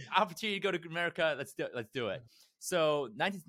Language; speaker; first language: English; early bilingual, other home language; Korean